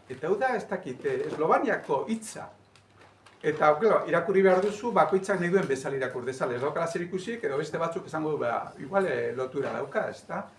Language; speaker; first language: Basque; native; Basque